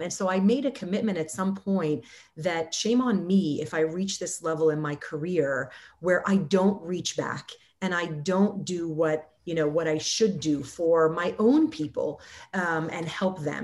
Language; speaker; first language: English; non-native, fluent; Arabic